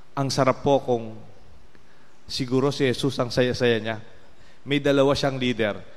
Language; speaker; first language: Filipino; non-native, local second language; Pampanga